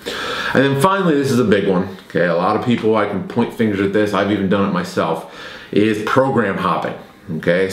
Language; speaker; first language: English; native; English